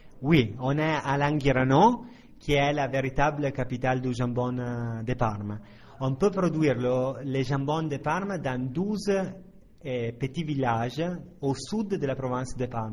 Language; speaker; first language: French; non-native, fluent; Italian